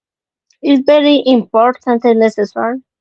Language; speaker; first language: English; non-native, learner; Spanish